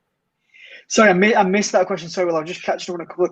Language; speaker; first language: English; native; English